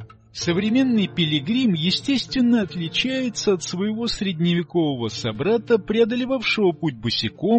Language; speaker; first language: Russian; native; Russian